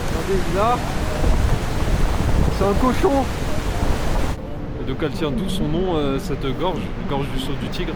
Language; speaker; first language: French; native; French